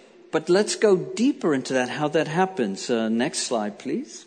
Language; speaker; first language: English; native; English